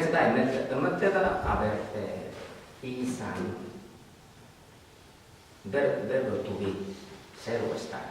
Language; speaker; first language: Basque; non-native, learner; Spanish